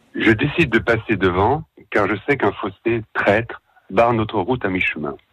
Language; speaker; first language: French; native; French